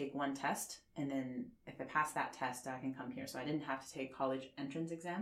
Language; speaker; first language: English; non-native, fluent; Chinese